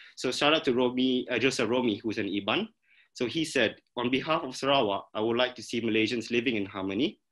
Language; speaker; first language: English; non-native, local second language; Malay